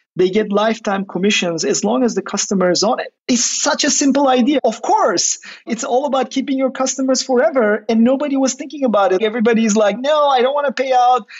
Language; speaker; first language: English; non-native, fluent; Turkish